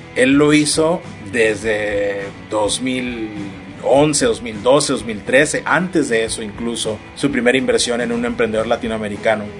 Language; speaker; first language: Spanish; native; Spanish